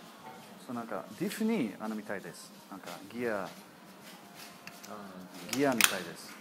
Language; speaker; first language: Japanese; non-native, learner; English